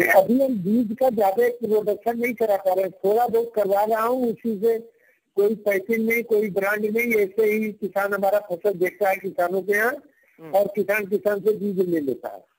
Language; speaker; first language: Hindi; native; Hindi